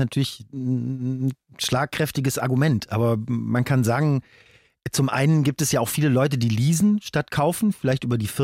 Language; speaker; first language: German; native; German